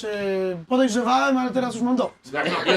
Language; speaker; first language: Polish; native; Polish